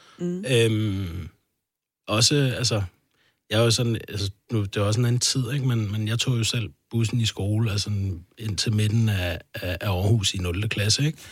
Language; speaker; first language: Danish; early bilingual, other home language; Arabic